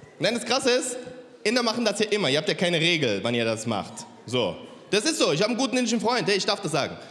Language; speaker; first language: German; native; German